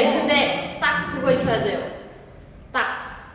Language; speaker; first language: Korean; non-native, learner; Portuguese